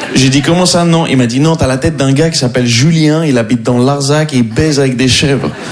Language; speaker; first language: French; non-native, local second language; Arabic